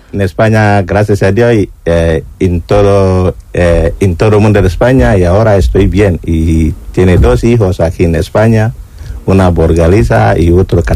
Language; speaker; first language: Spanish; non-native, learner; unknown